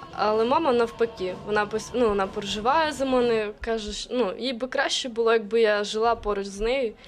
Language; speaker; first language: Ukrainian; native; Ukrainian